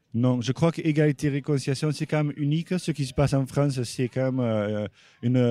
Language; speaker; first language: French; early bilingual, heritage; French